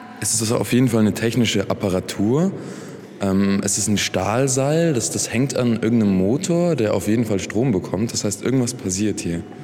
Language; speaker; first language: German; native; German